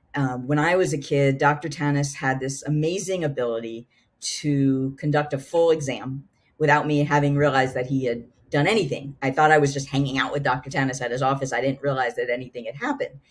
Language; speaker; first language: English; native; English